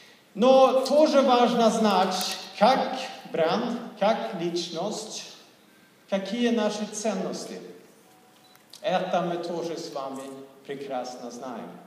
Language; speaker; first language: Russian; non-native, fluent; Swedish